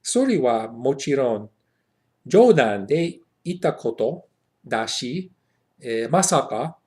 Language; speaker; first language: Japanese; non-native, learner; English